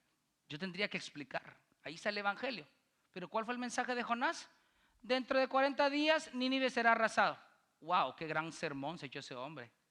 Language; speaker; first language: Spanish; native; Spanish